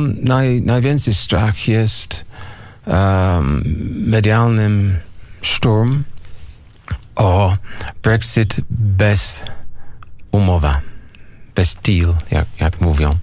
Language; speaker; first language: Polish; non-native, learner; English